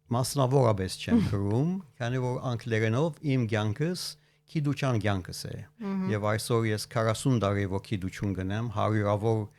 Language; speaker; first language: Armenian; early bilingual, heritage; Armenian